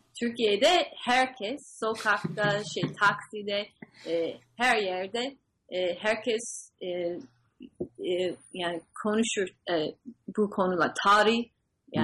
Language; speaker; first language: Turkish; non-native, learner; English